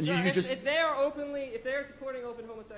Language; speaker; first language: English; native; English